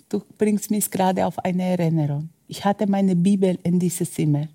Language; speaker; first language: German; non-native, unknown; Spanish